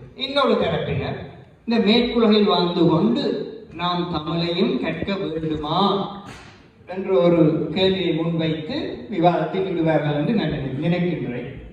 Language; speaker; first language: Tamil; native; Tamil